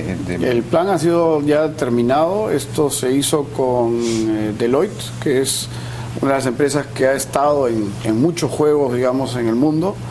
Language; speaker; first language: Spanish; native; Spanish